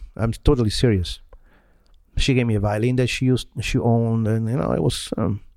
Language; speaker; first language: English; non-native, fluent; Italian